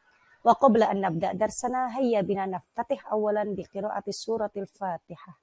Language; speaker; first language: Arabic; non-native, fluent; Indonesian